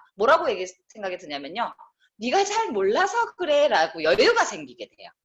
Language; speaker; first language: Korean; native; Korean